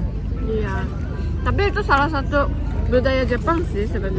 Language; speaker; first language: Indonesian; non-native, fluent; Japanese